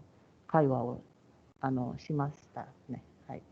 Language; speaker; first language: Japanese; non-native, fluent; Indonesian